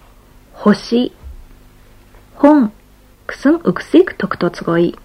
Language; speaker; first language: Mongolian; non-native, fluent; Japanese